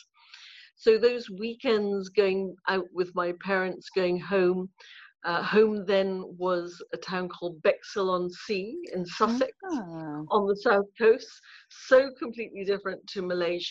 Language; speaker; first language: English; native; English